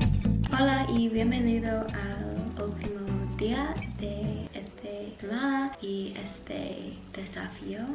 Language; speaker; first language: Spanish; non-native, learner; English